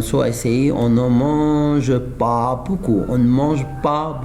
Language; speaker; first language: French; non-native, fluent; Arabic